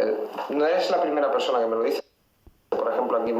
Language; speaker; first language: Spanish; non-native, fluent; Italian